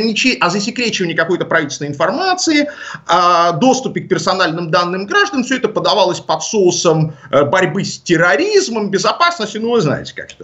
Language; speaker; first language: Russian; native; Russian